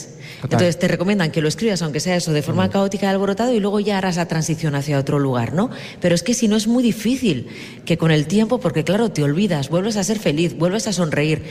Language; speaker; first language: Spanish; native; Spanish